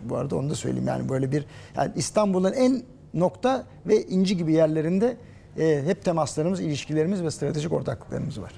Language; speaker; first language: Turkish; native; Turkish